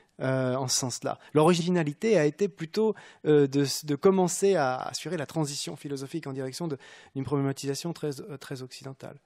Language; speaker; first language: French; native; French